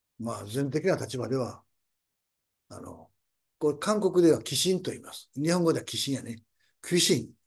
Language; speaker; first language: Japanese; native; Japanese